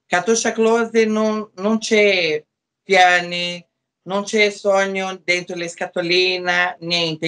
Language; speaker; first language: Italian; non-native, fluent; Portuguese